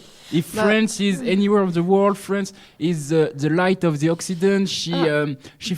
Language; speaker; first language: English; non-native, learner; French